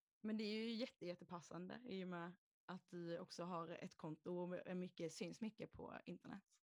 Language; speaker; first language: Swedish; native; Swedish